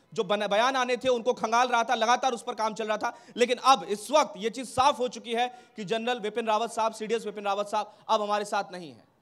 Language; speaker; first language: Hindi; native; Hindi